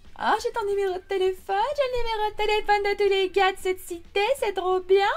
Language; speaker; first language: French; native; French